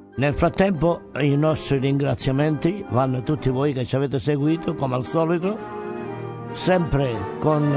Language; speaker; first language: Italian; native; Italian